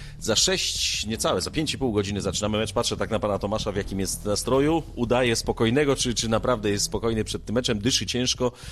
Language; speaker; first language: Polish; native; Polish